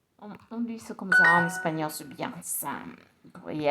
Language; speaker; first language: French; non-native, learner; Spanish